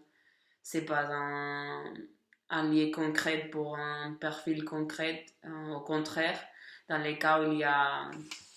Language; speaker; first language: French; non-native, learner; Catalan